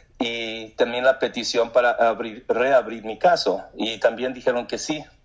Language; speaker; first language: Spanish; early bilingual, heritage; Spanish